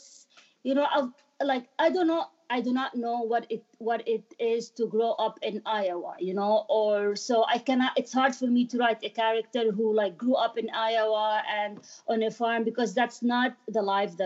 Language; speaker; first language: English; non-native, fluent; Arabic